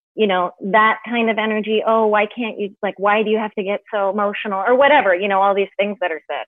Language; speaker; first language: English; native; English